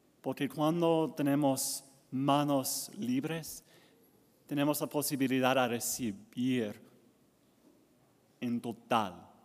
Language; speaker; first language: Spanish; non-native, learner; English